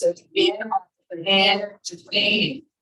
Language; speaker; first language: English; native; English